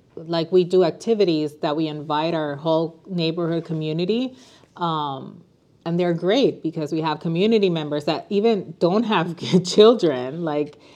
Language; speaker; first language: English; non-native, fluent; Spanish